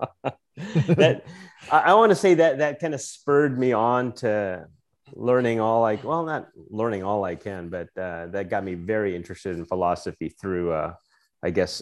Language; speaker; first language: English; non-native, local second language; Filipino